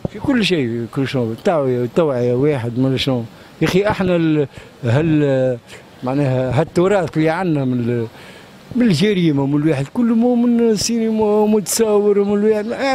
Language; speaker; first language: Arabic; native; Arabic